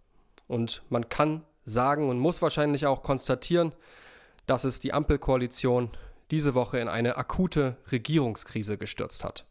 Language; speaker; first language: German; native; German